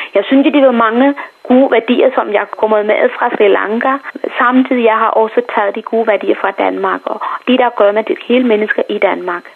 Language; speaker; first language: Danish; non-native, fluent; Tamil